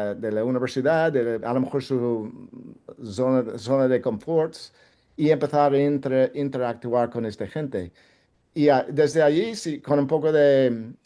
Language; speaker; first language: Spanish; non-native, fluent; English